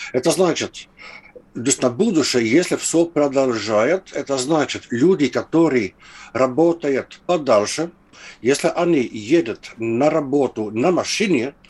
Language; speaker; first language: Russian; non-native, fluent; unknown